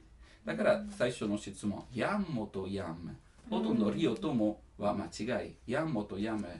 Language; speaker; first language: Japanese; non-native, learner; Italian